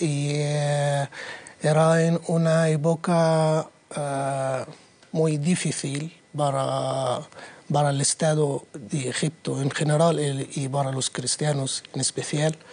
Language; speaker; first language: Spanish; non-native, learner; Arabic